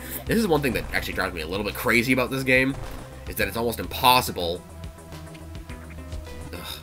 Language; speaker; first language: English; native; English